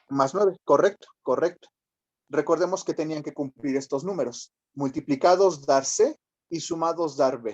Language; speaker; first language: Spanish; native; Spanish